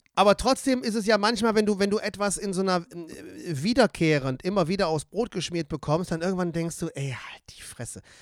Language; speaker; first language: German; native; German